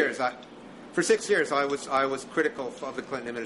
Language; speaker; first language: English; native; English